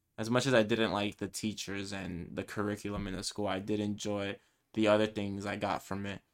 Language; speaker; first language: English; early bilingual, other home language; Spanish